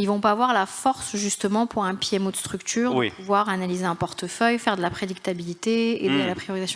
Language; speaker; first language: French; native; French